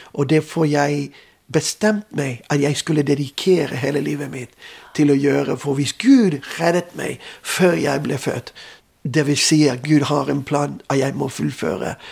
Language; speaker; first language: Norwegian; non-native, fluent; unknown